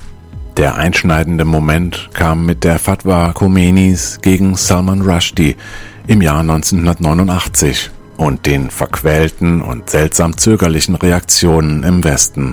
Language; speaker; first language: German; native; German